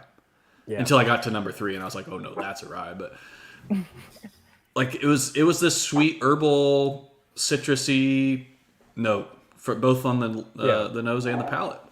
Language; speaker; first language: English; native; English